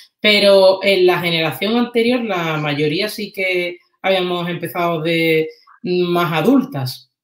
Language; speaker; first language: Spanish; native; Spanish